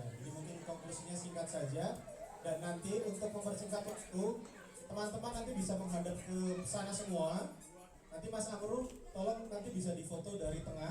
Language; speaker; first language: Indonesian; native; Indonesian